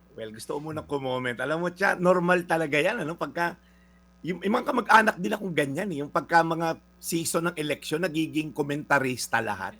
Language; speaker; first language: Filipino; native; Filipino